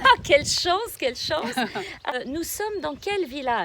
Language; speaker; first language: French; native; French